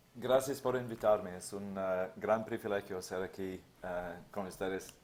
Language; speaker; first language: Spanish; non-native, learner; English